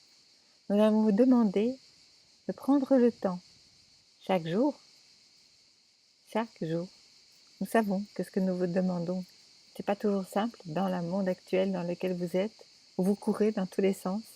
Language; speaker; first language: French; native; French